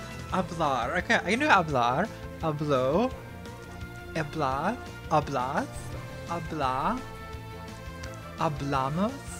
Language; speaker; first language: Spanish; non-native, learner; English